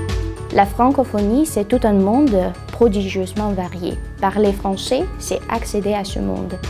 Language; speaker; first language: French; non-native, learner; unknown